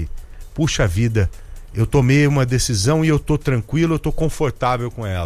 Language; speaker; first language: Portuguese; native; Portuguese